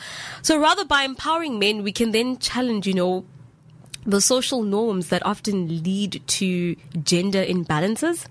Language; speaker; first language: English; non-native, local second language; Zulu